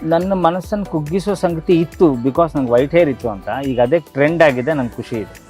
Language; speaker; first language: Kannada; native; Kannada